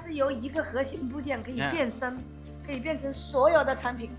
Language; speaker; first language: Chinese; native; Chinese